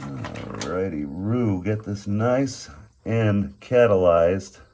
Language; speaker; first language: English; native; English